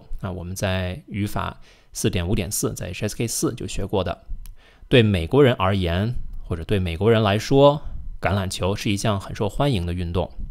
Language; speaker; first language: Chinese; non-native, fluent; English